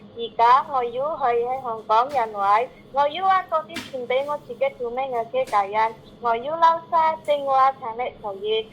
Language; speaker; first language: Cantonese; non-native, learner; Indonesian